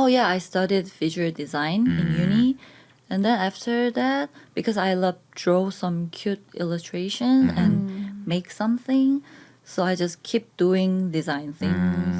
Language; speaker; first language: English; non-native, learner; Korean